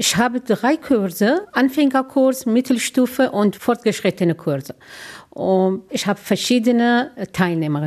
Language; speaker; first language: German; non-native, learner; Arabic